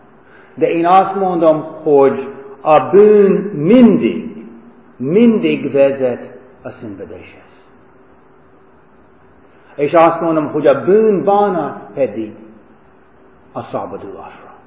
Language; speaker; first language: Hungarian; non-native, fluent; English